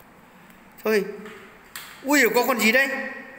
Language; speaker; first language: Vietnamese; native; Vietnamese